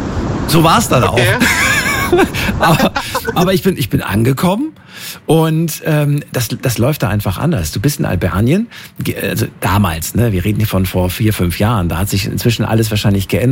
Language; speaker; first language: German; native; German